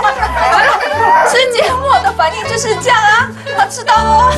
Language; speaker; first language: Chinese; native; Chinese